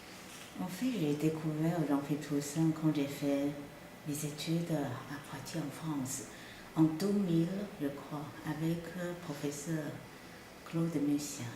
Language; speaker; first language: French; non-native, fluent; Chinese